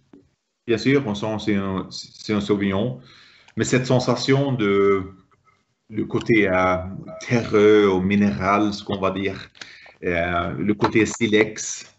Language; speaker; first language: French; non-native, fluent; Swedish